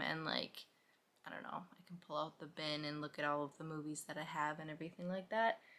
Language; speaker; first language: English; native; English